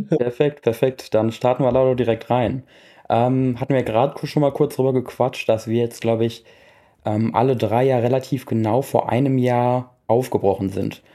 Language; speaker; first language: German; native; German